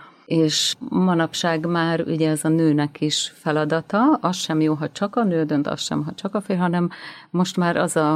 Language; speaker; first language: Hungarian; native; Hungarian